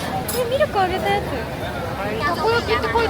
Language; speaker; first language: Japanese; native; Japanese